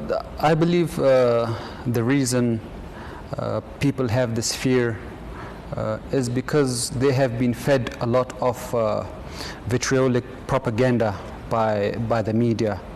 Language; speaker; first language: English; non-native, fluent; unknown